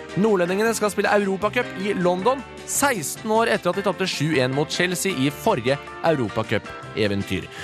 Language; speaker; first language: Norwegian; native; Norwegian